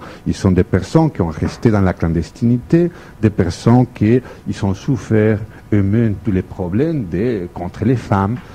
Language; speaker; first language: French; non-native, fluent; Spanish